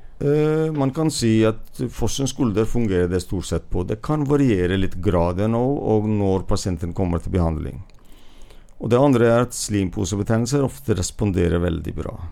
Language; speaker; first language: Norwegian; non-native, fluent; Hindi